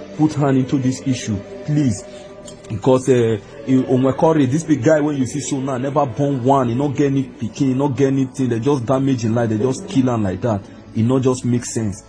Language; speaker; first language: Nigerian Pidgin; non-native, local second language; Igbo